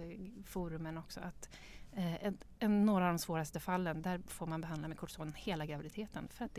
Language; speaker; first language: Swedish; native; Swedish